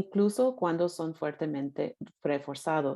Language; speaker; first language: Spanish; non-native, fluent; English